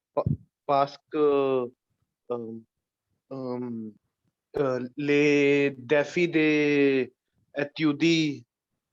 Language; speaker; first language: French; non-native, learner; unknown